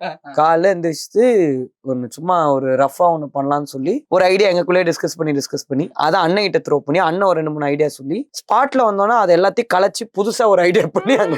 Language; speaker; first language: Tamil; native; Tamil